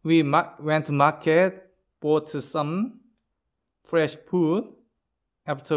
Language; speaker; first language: English; non-native, learner; Korean